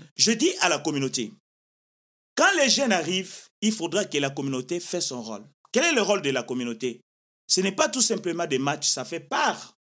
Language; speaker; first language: French; non-native, local second language; Lingala